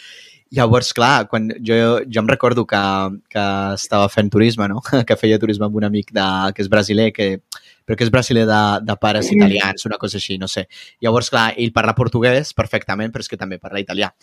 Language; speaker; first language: Catalan; non-native, fluent; Spanish